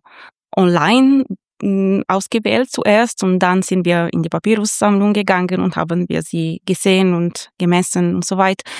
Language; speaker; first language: German; non-native, fluent; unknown